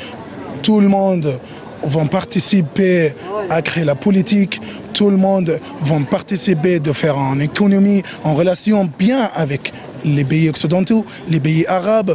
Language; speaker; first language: French; non-native, learner; Arabic